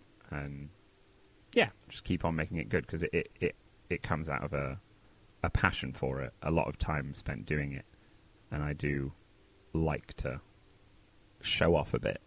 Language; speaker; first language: English; native; English